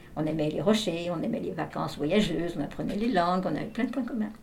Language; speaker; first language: French; native; French